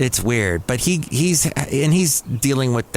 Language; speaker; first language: English; native; English